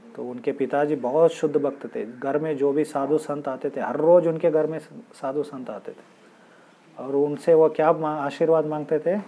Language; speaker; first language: Hindi; non-native, local second language; Kannada